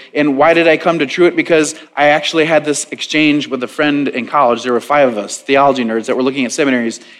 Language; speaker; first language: English; native; English